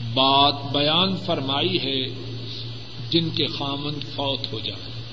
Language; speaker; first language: Urdu; non-native, local second language; Punjabi